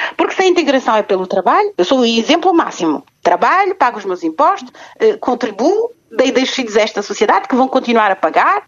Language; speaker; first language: Portuguese; non-native, local second language; Kabuverdianu